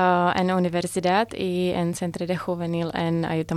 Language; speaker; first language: Spanish; non-native, learner; Czech